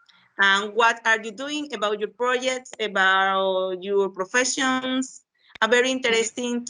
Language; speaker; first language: English; non-native, learner; Spanish